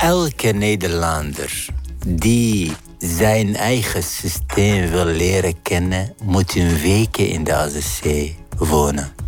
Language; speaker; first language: Dutch; non-native, fluent; Arabic